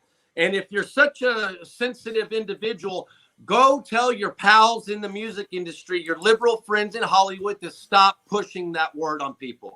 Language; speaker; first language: English; native; English